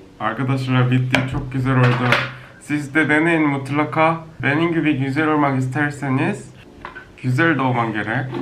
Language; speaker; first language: Turkish; non-native, learner; Korean